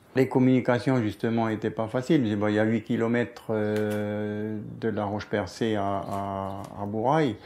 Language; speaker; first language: French; native; French